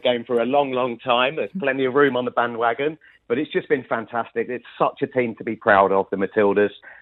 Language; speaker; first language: English; native; English